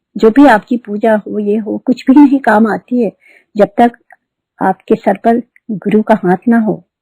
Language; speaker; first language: Hindi; native; Hindi